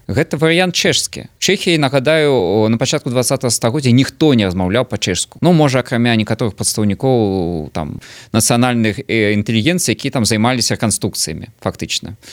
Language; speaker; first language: Belarusian; non-native, local second language; Russian